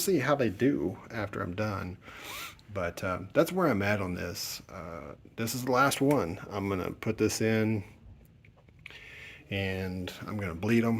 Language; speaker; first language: English; native; English